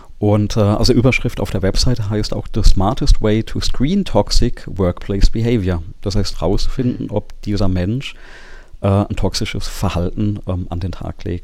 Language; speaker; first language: German; native; German